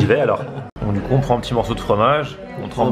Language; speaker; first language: French; native; French